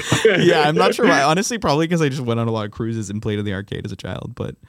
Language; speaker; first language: English; native; English